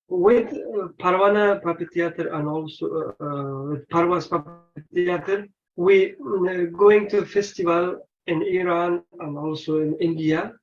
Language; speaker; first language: English; non-native, learner; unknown